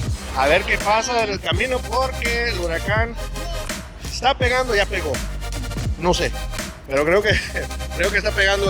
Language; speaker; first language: Spanish; early bilingual, heritage; Spanish